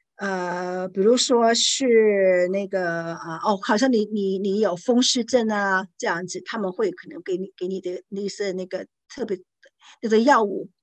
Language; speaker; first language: Chinese; non-native, local second language; Cantonese